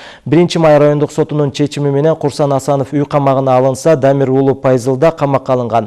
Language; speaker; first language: Kyrgyz; native; Kyrgyz